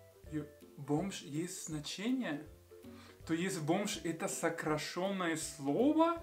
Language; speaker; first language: Russian; non-native, fluent; Spanish